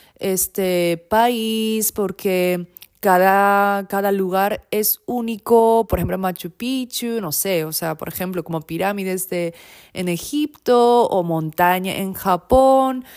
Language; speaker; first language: Spanish; non-native, fluent; Japanese